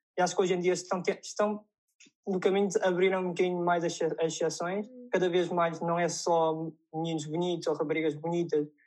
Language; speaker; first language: Portuguese; non-native, fluent; Chinese